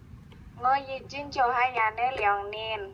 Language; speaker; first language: Cantonese; non-native, learner; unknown